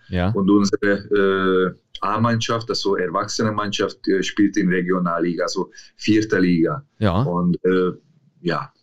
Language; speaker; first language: German; non-native, learner; Hungarian